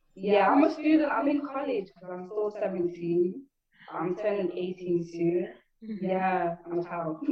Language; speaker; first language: English; native; English